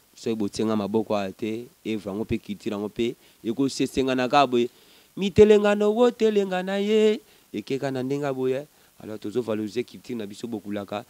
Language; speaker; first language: Lingala; native; Lingala